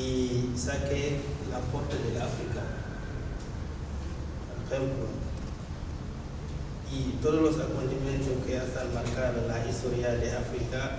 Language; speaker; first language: Spanish; non-native, learner; Wolof